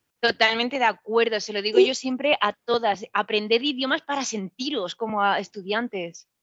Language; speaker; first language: Spanish; native; Spanish